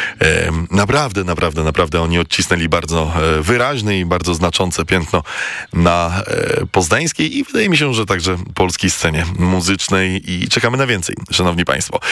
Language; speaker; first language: Polish; native; Polish